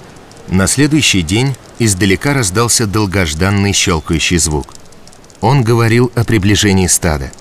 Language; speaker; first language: Russian; native; Russian